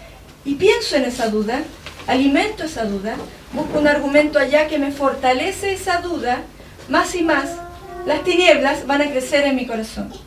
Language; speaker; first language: Spanish; native; Spanish